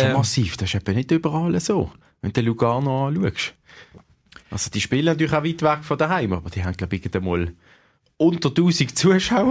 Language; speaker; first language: German; native; German